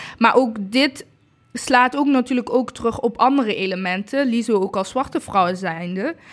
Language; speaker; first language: Dutch; early bilingual, other home language; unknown